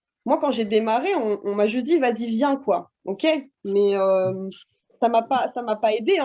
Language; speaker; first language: French; native; French